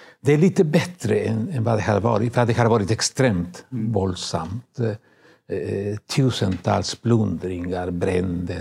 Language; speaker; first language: Swedish; non-native, fluent; Spanish